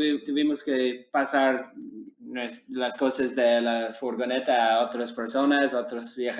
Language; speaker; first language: Spanish; non-native, learner; English